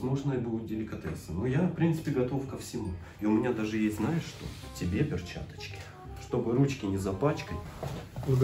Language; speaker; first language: Russian; native; Russian